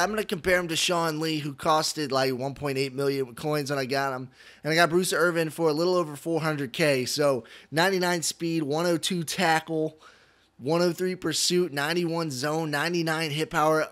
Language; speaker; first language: English; native; English